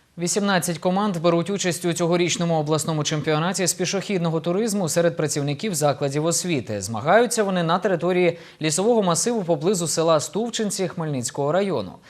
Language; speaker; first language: Ukrainian; native; Ukrainian